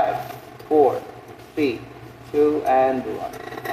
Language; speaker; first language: English; non-native, local second language; Filipino